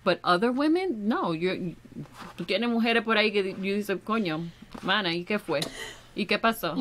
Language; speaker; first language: Spanish; early bilingual, heritage; Spanish